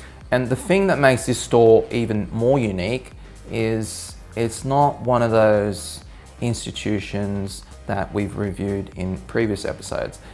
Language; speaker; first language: English; early bilingual, other home language; Vietnamese